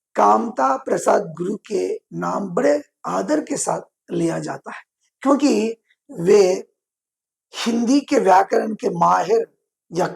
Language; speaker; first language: Hindi; non-native, local second language; Telugu